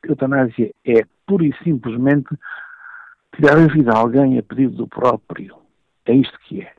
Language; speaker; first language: Portuguese; native; Portuguese